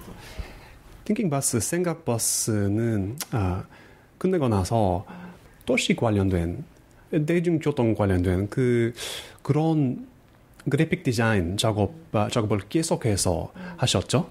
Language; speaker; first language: Korean; non-native, fluent; English